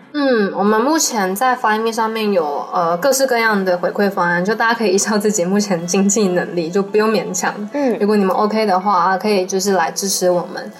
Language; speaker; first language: Chinese; native; Chinese